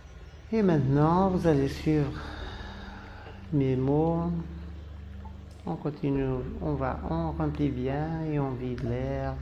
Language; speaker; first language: French; non-native, fluent; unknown